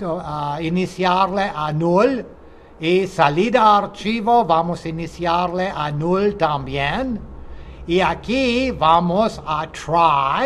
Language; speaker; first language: Spanish; non-native, fluent; English